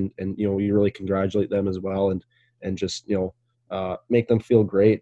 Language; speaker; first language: English; native; English